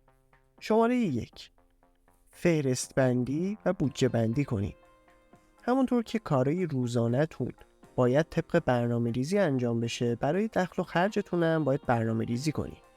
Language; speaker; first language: Persian; native; Persian